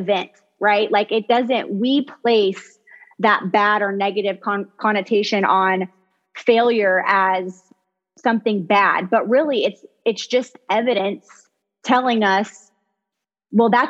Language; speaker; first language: English; native; English